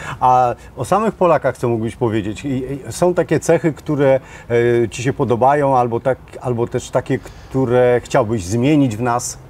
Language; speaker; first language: Polish; native; Polish